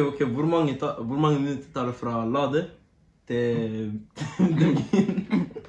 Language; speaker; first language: Norwegian; early bilingual, other home language; Somali